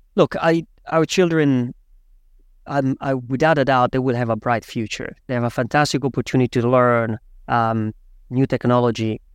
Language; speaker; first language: English; non-native, fluent; Italian